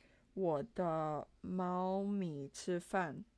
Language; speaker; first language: Chinese; non-native, learner; English